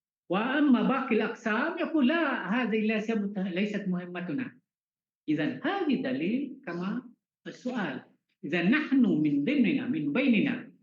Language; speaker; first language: Arabic; non-native, fluent; Malay